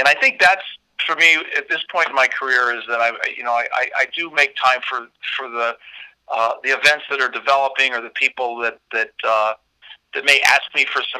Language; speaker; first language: English; native; English